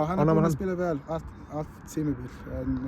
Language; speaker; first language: Icelandic; non-native, learner; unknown